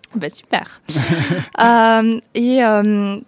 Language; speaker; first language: French; non-native, fluent; Ukrainian